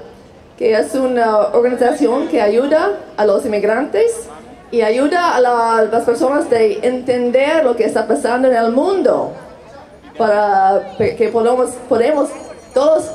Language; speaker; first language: Spanish; non-native, fluent; English